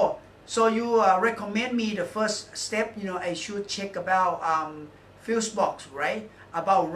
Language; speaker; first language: English; non-native, learner; Thai